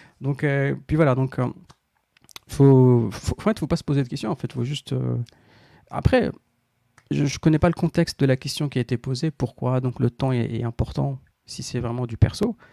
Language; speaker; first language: French; non-native, local second language; Arabic